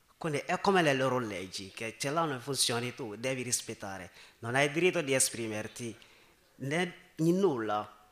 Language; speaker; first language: Italian; non-native, learner; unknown